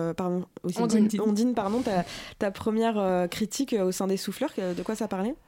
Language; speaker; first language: French; non-native, fluent; Russian